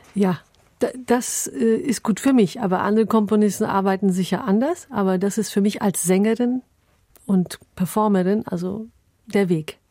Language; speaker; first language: German; early bilingual, other home language; Turkish